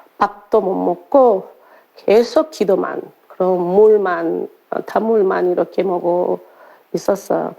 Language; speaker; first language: Korean; non-native, learner; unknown